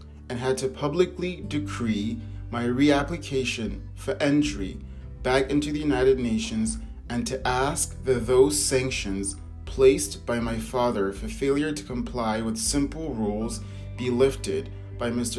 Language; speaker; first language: English; native; English